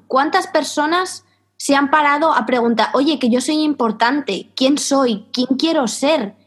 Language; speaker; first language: Spanish; native; Spanish